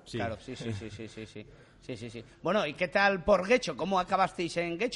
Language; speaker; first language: Spanish; native; Spanish